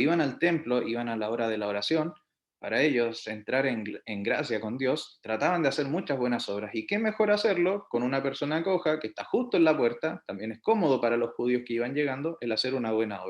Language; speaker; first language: Spanish; native; Spanish